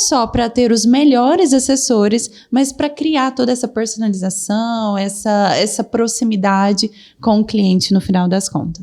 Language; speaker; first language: Portuguese; native; Portuguese